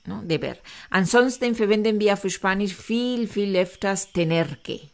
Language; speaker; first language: German; non-native, fluent; Spanish